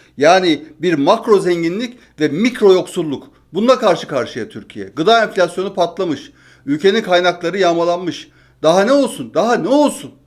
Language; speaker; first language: Turkish; native; Turkish